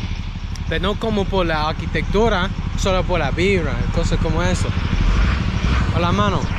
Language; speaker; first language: Spanish; non-native, fluent; English